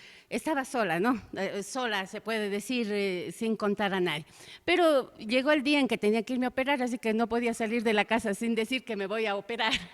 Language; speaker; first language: Spanish; native; Spanish